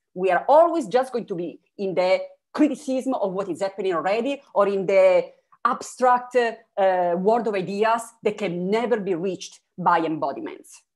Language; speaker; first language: English; non-native, fluent; Italian